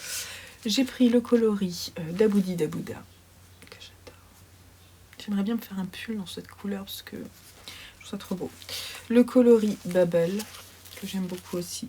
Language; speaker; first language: French; native; French